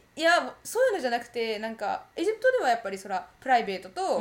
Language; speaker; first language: Japanese; early bilingual, heritage; Japanese